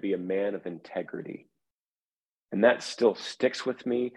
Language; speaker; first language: English; native; English